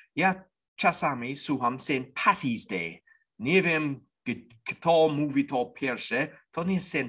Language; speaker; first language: Polish; non-native, learner; English